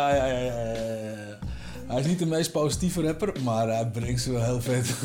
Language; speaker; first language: Dutch; native; Dutch